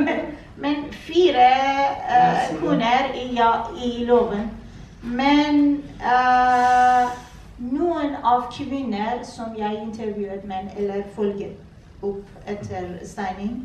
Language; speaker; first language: Norwegian; non-native, fluent; Persian